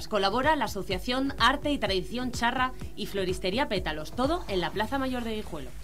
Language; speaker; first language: Spanish; native; Spanish